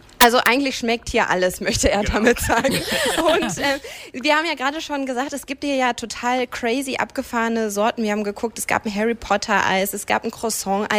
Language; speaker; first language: German; native; German